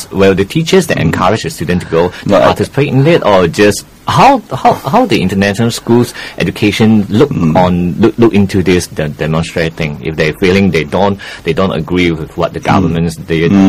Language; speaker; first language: English; non-native, local second language; Chinese